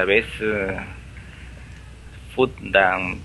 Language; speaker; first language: English; non-native, learner; Spanish